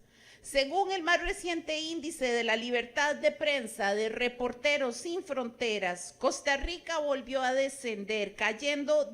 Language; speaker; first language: Spanish; native; Spanish